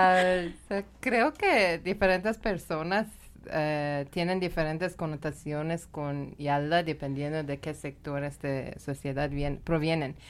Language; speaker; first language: Spanish; non-native, learner; Persian